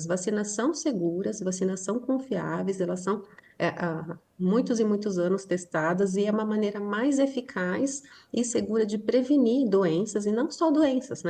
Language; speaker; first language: Portuguese; native; Portuguese